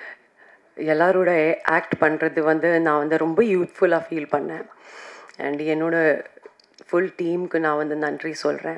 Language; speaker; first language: Tamil; non-native, fluent; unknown